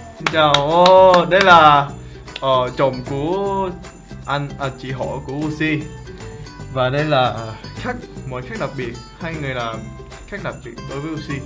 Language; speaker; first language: Vietnamese; non-native, fluent; Korean